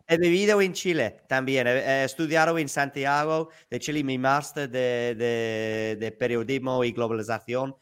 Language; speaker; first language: Spanish; non-native, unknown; English